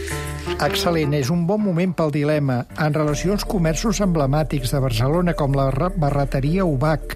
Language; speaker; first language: Catalan; native; Catalan